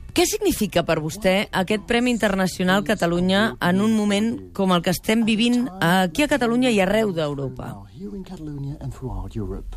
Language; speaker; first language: Catalan; native; Catalan